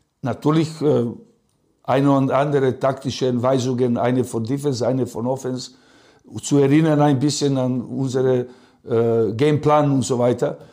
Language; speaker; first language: German; non-native, learner; Serbian